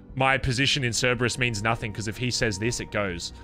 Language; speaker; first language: English; native; English